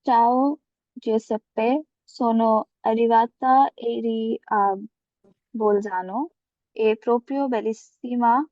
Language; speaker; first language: Italian; non-native, learner; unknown